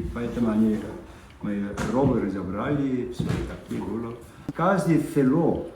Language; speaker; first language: Ukrainian; non-native, learner; Korean